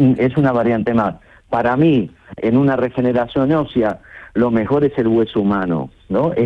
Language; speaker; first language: Spanish; native; Spanish